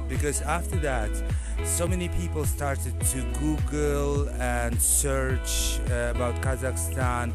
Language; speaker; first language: English; non-native, fluent; Russian